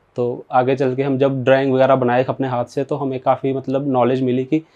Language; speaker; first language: Hindi; native; Hindi